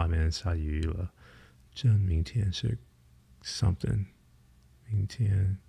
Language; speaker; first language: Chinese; non-native, learner; English